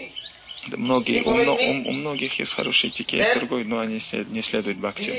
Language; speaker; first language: Russian; non-native, learner; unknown